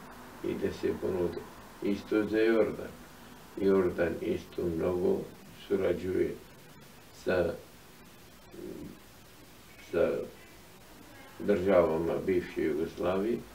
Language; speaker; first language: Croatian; non-native, fluent; Arabic